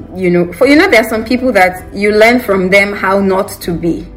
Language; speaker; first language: English; non-native, local second language; Yoruba